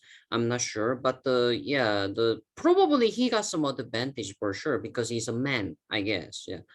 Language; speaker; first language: English; non-native, learner; Korean